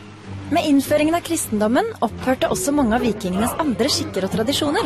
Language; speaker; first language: Norwegian; native; Norwegian